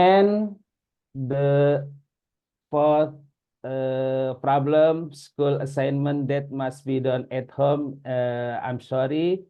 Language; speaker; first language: English; non-native, learner; Indonesian